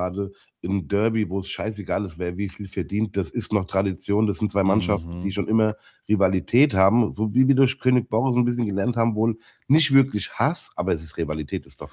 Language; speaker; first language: German; native; German